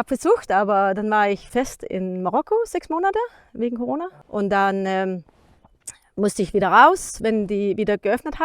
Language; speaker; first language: German; non-native, learner; Danish